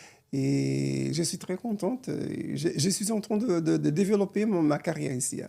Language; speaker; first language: French; non-native, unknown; Portuguese